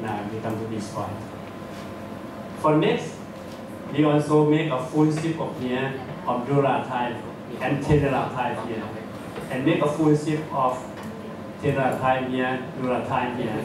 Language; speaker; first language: English; non-native, fluent; Thai